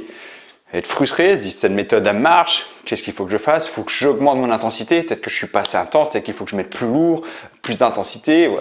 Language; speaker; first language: French; native; French